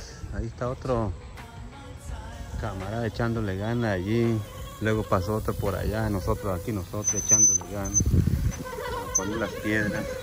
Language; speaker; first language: Spanish; native; Spanish